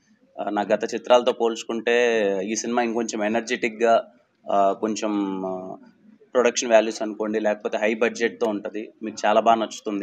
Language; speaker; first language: Telugu; native; Telugu